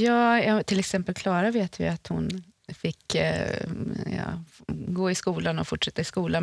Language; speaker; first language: Swedish; native; Swedish